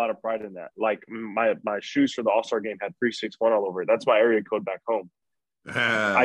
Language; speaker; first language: English; native; English